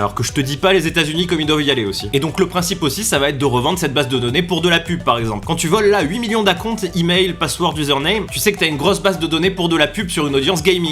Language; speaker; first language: French; native; French